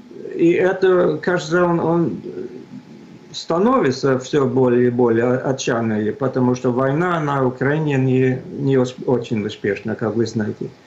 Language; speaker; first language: Russian; non-native, fluent; Swedish